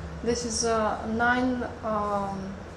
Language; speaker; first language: English; non-native, learner; Russian